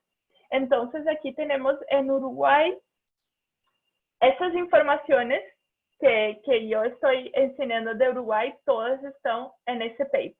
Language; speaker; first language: Spanish; non-native, fluent; Portuguese